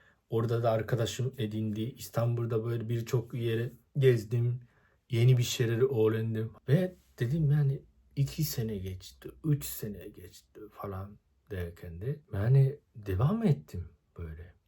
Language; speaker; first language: Turkish; non-native, fluent; Japanese